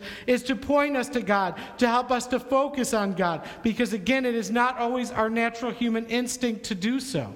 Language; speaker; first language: English; native; English